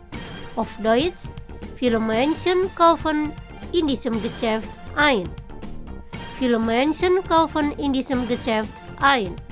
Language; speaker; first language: German; non-native, learner; Indonesian